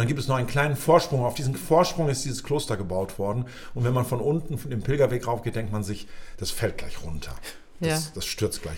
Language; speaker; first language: German; native; German